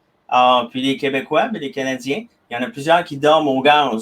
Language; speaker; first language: French; native; French